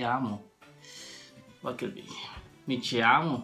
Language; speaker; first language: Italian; non-native, learner; Filipino